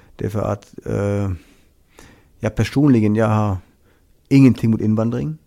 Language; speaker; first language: Swedish; non-native, fluent; German